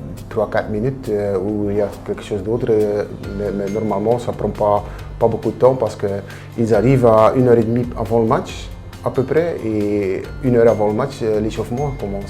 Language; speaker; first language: French; non-native, local second language; Dutch